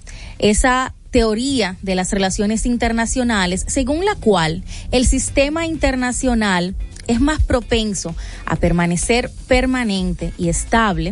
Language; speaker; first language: Spanish; native; Spanish